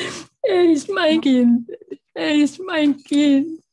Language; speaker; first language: German; non-native, learner; Hungarian